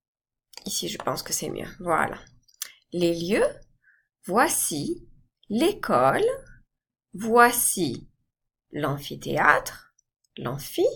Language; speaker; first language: French; non-native, fluent; English